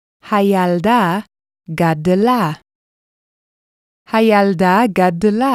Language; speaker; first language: Hebrew; non-native, fluent; English